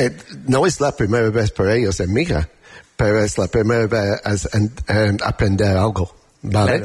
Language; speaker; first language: Spanish; non-native, learner; English